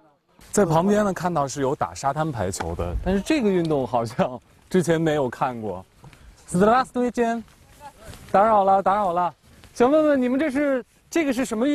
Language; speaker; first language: Chinese; native; Chinese